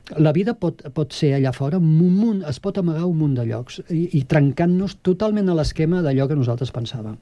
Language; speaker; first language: Catalan; native; Catalan